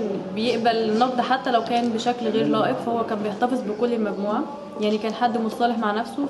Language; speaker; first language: Arabic; native; Arabic